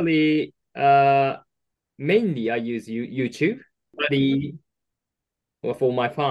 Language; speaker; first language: English; non-native, learner; Japanese